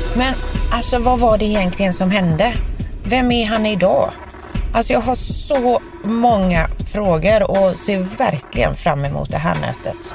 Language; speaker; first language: Swedish; native; Swedish